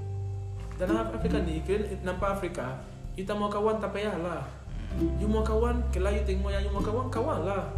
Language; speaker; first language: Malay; non-native, learner; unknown